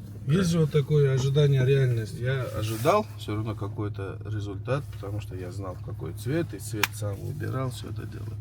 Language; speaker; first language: Russian; native; Russian